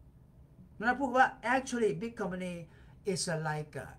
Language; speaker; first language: English; non-native, fluent; Thai